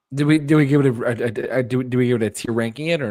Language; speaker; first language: English; native; English